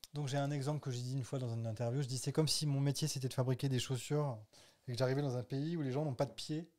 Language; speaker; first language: French; native; French